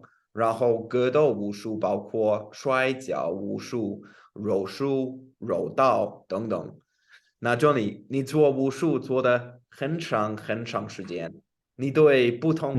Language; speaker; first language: Chinese; non-native, fluent; English